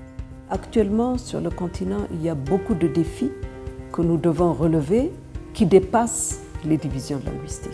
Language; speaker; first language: French; non-native, fluent; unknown